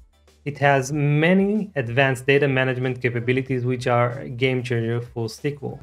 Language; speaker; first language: English; non-native, fluent; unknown